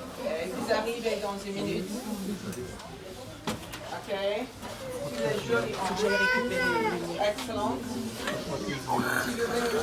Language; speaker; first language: French; non-native, fluent; English